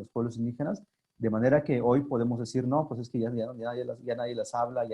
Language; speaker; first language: Spanish; non-native, local second language; Zapotec